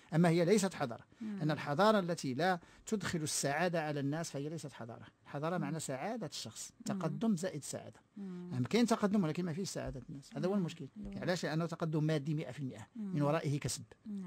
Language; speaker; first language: Arabic; native; Arabic